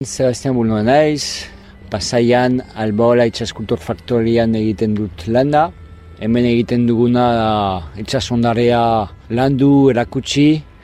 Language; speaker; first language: Basque; non-native, fluent; French